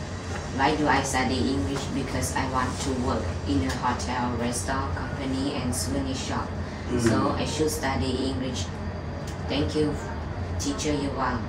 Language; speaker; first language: English; non-native, learner; Hmong